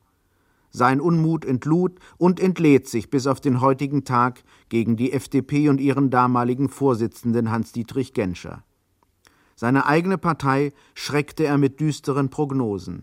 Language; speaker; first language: German; native; German